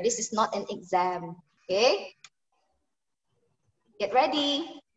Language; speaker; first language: English; non-native, fluent; Indonesian